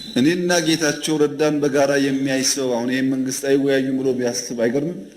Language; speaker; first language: Amharic; non-native, local second language; Oromo